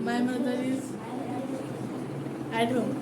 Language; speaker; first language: English; non-native, learner; Marathi